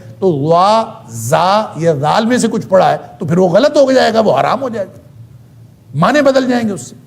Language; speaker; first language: Urdu; non-native, local second language; Punjabi